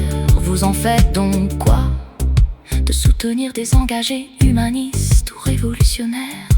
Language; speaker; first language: French; native; French